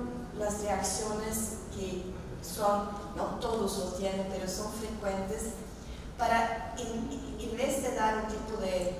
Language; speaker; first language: Spanish; non-native, fluent; Norwegian